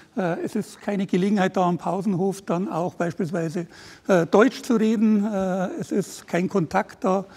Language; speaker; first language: German; native; German